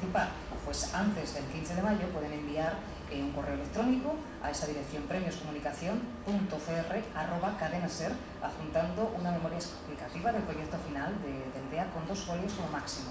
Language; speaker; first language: Spanish; native; Spanish